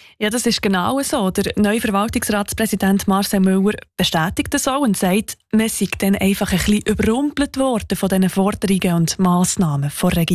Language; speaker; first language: German; native; German